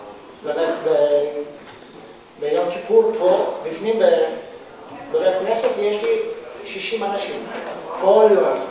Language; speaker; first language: Hebrew; non-native, learner; Greek